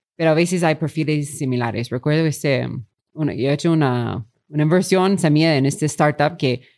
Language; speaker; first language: Spanish; non-native, fluent; English